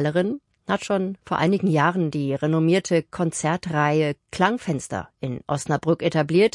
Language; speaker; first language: German; native; German